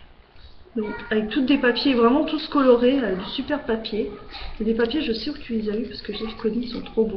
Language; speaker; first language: French; native; French